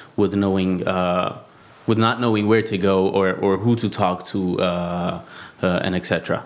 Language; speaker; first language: English; non-native, fluent; Amharic